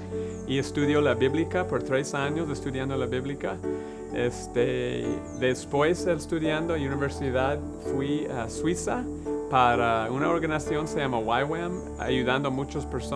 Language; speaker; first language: Spanish; non-native, learner; English